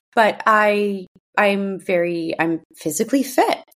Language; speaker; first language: English; early bilingual, other home language; Russian